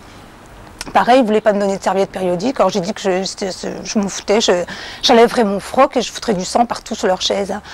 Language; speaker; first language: French; native; French